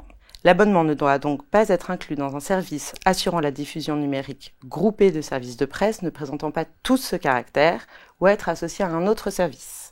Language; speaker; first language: French; native; French